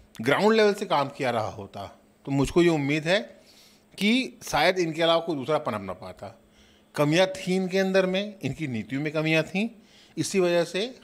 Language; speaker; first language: Hindi; native; Hindi